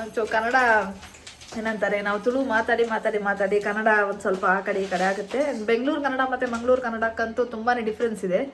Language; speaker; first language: Kannada; non-native, local second language; Tulu